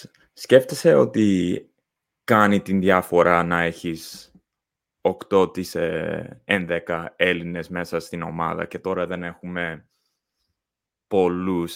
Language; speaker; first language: Greek; non-native, learner; English